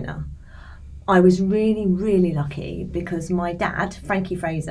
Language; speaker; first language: English; native; English